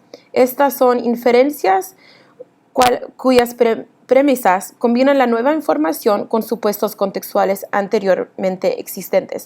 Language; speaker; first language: Spanish; early bilingual, heritage; Spanish